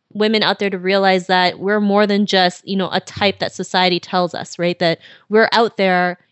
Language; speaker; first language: English; early bilingual, other home language; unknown